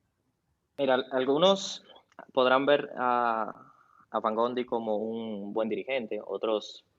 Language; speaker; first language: Spanish; native; Spanish